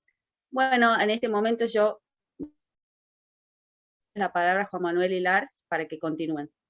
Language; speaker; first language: Spanish; native; Spanish